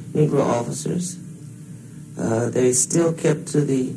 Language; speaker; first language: English; native; English